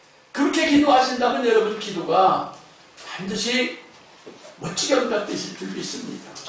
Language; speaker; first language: Korean; native; Korean